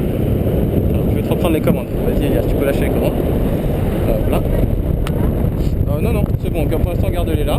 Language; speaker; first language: French; native; French